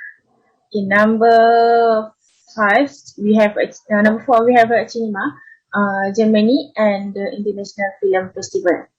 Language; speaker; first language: English; non-native, learner; Malay